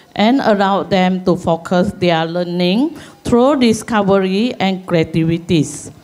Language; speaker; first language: English; non-native, local second language; Chinese